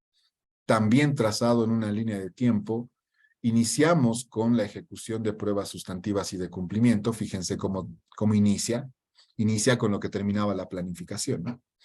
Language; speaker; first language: Spanish; native; Spanish